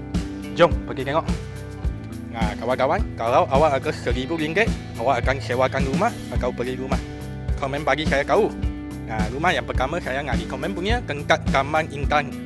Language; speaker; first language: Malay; non-native, local second language; Chinese